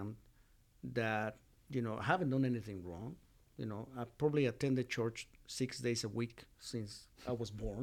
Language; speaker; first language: English; non-native, fluent; Spanish